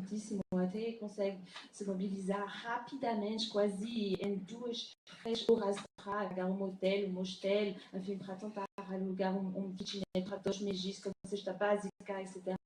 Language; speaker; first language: Portuguese; non-native, fluent; French